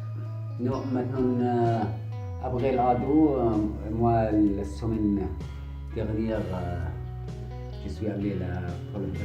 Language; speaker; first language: French; non-native, learner; Arabic